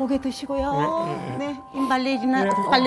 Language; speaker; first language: Korean; native; Korean